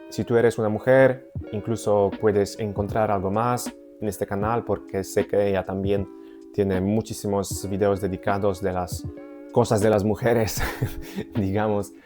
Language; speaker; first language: Spanish; non-native, fluent; Polish